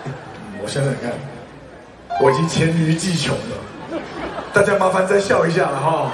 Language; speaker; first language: Chinese; native; Chinese